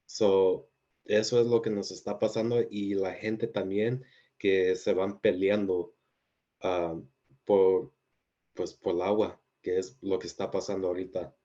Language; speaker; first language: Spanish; early bilingual, heritage; Spanish